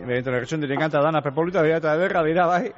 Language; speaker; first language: Basque; native; Basque